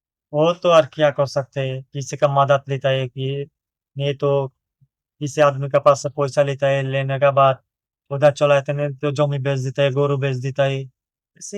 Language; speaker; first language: Hindi; non-native, learner; Bangla